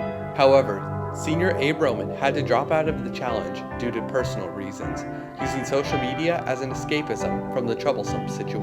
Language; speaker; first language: English; native; English